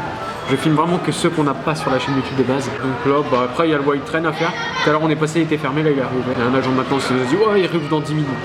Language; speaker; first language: French; native; French